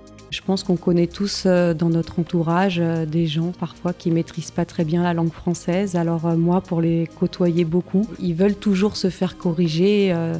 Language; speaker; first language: French; native; French